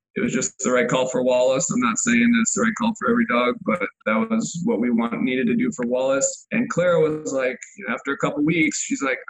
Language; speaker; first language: English; native; English